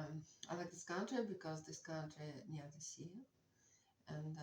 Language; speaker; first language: English; non-native, learner; Russian